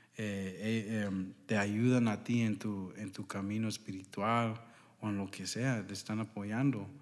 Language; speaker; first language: Spanish; early bilingual, heritage; Spanish